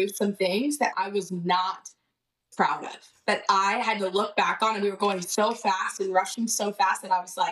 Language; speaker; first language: English; native; English